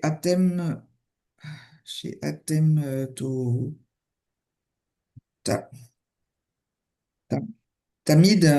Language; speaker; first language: Hebrew; non-native, learner; French